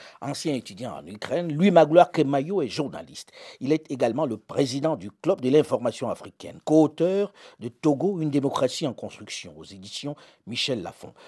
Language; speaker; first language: French; native; French